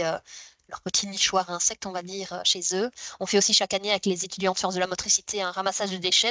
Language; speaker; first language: French; native; French